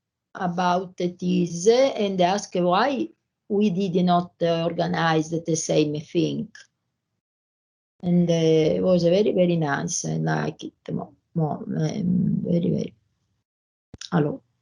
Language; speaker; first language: English; non-native, learner; Italian